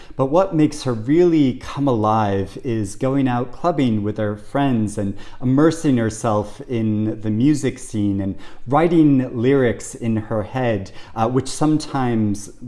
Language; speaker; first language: English; native; English